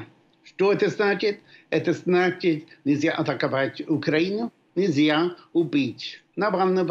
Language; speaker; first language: Russian; non-native, fluent; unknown